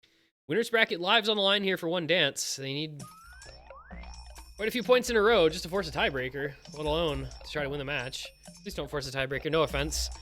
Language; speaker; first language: English; native; English